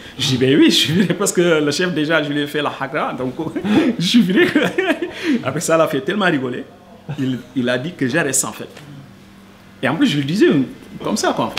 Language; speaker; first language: French; non-native, local second language; Wolof